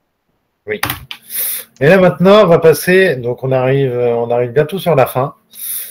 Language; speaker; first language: French; native; French